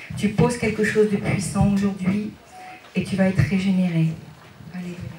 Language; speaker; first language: French; native; French